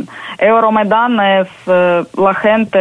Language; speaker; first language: Spanish; non-native, fluent; Ukrainian